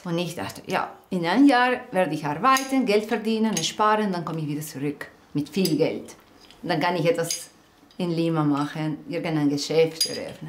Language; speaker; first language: German; non-native, fluent; Spanish